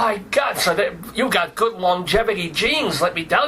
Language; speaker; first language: English; native; English